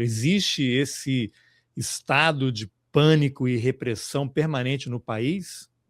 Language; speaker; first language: Portuguese; native; Portuguese